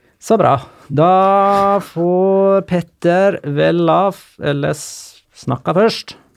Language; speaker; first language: Norwegian; native; Norwegian